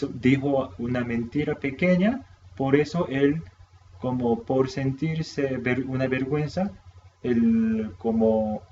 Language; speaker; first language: Spanish; non-native, fluent; Korean